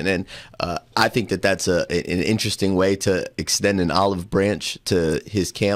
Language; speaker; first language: English; native; English